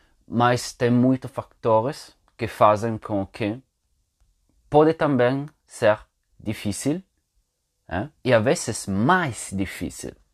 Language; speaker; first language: Portuguese; non-native, fluent; Italian